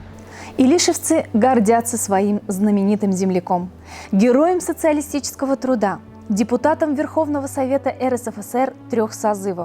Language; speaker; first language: Russian; native; Russian